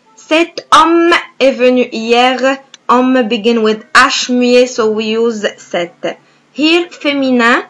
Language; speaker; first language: French; non-native, fluent; Arabic